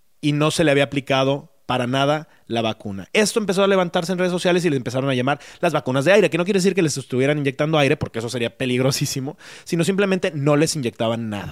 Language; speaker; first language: Spanish; native; Spanish